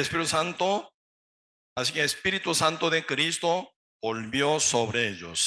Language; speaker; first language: Spanish; non-native, learner; Korean